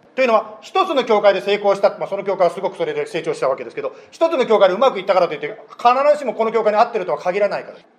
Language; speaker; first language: Japanese; native; Japanese